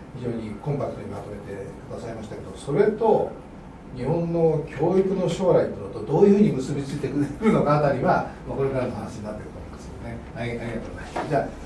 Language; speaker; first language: Japanese; native; Japanese